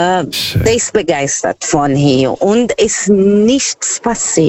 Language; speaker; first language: German; non-native, fluent; Portuguese